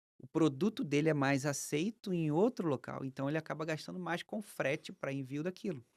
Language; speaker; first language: Portuguese; native; Portuguese